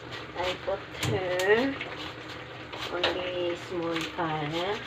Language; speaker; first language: English; non-native, learner; Filipino